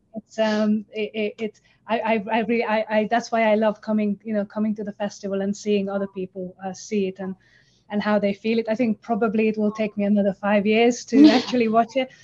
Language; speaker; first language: English; non-native, fluent; Hungarian